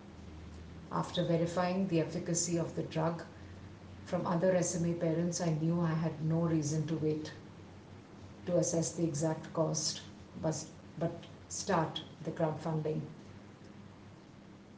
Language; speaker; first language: English; non-native, local second language; Telugu